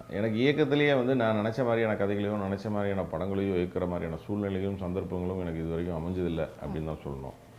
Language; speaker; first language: Tamil; native; Tamil